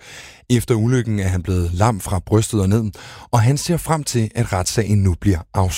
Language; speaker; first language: Danish; native; Danish